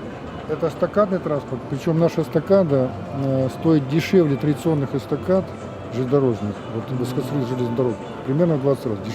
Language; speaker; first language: Russian; native; Russian